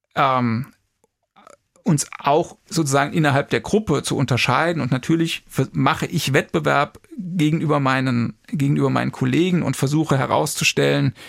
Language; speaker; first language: German; native; German